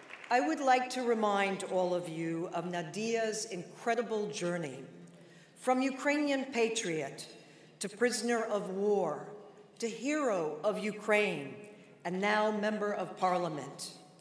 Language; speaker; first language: English; native; English